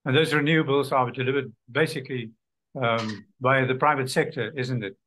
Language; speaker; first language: English; non-native, local second language; Afrikaans